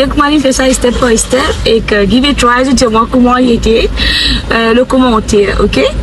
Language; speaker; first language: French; non-native, learner; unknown